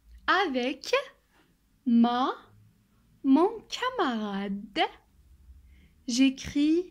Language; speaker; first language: French; non-native, local second language; Arabic